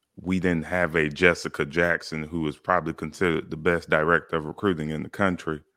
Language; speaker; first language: English; native; English